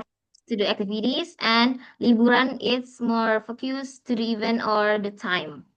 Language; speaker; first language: English; non-native, learner; Indonesian